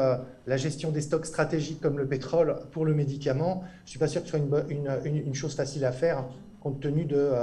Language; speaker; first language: French; native; French